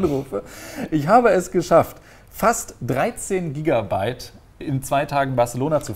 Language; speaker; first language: German; native; German